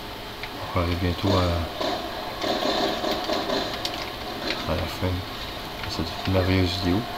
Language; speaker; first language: French; native; French